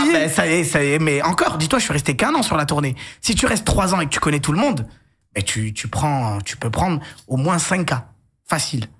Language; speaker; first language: French; native; French